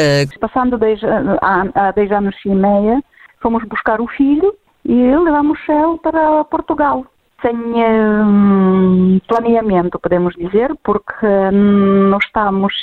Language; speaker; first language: Portuguese; non-native, fluent; Ukrainian